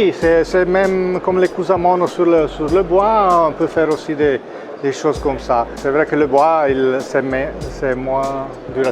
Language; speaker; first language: French; non-native, local second language; Italian